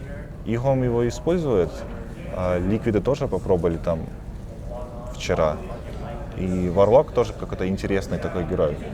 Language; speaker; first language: Russian; early bilingual, heritage; Russian